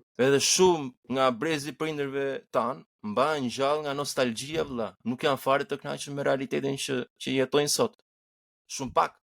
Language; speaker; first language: Albanian; native; Albanian